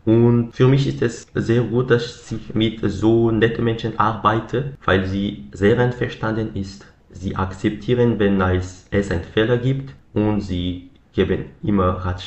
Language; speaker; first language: German; non-native, learner; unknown